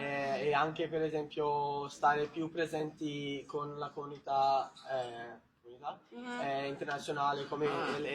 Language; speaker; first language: Italian; non-native, learner; Portuguese